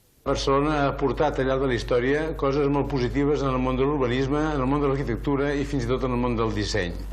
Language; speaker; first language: Catalan; native; Catalan